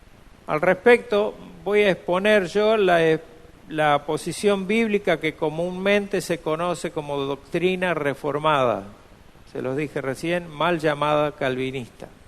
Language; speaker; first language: Spanish; native; Spanish